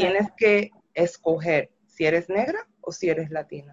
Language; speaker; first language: Spanish; early bilingual, other home language; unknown